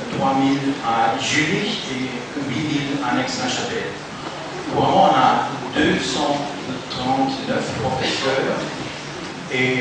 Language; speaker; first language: French; non-native, fluent; German